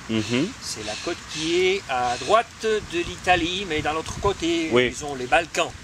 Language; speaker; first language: French; non-native, fluent; Spanish